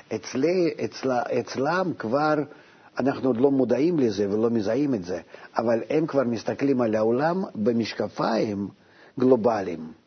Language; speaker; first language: Hebrew; non-native, fluent; Russian